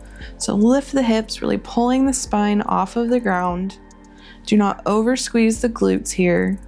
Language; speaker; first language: English; native; English